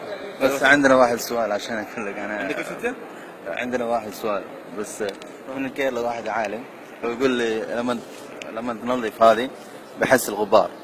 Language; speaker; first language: Arabic; non-native, learner; Malayalam